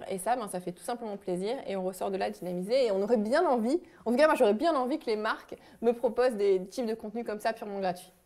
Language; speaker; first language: French; native; French